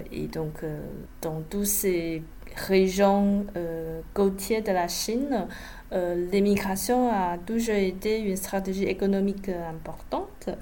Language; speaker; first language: French; non-native, fluent; Chinese